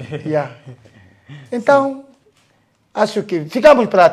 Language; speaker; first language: Portuguese; non-native, local second language; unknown